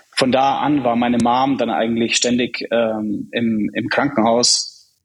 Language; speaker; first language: German; early bilingual, other home language; Czech